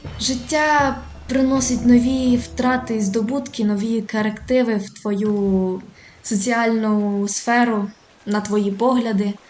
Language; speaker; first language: Ukrainian; non-native, local second language; Russian